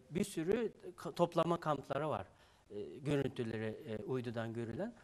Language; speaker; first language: Turkish; non-native, fluent; Uyghur